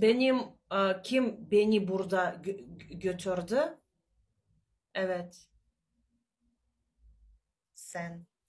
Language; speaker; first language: Turkish; non-native, learner; Russian